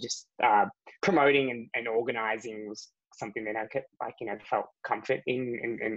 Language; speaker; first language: English; native; English